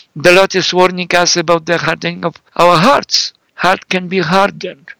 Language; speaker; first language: English; non-native, fluent; Polish